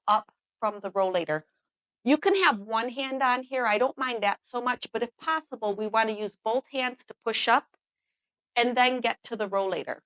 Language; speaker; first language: English; native; English